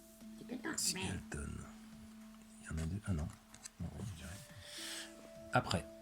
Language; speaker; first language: French; native; French